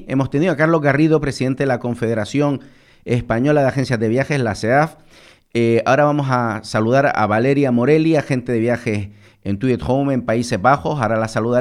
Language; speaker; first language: Spanish; native; Spanish